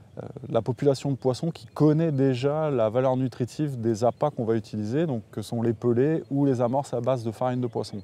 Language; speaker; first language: French; native; French